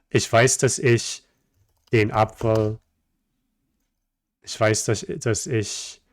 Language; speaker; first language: German; non-native, fluent; English